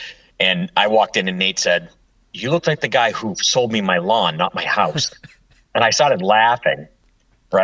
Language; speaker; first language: English; native; English